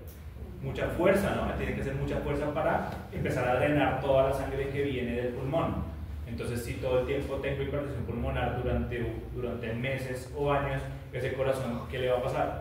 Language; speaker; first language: Spanish; native; Spanish